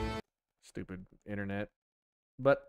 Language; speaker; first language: English; native; English